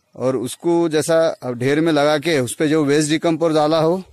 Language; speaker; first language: Hindi; non-native, local second language; Marathi